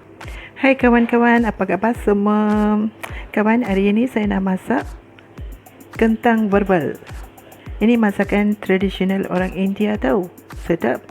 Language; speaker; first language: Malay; non-native, local second language; Tamil